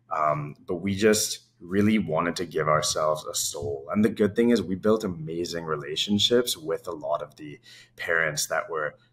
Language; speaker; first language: English; native; English